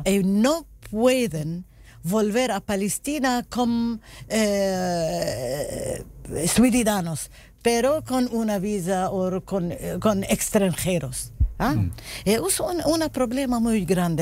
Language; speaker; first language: Spanish; non-native, learner; Arabic